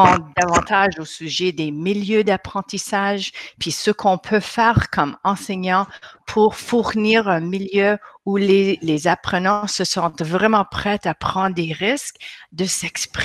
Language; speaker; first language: French; non-native, local second language; English